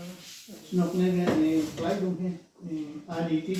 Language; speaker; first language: German; non-native, learner; Filipino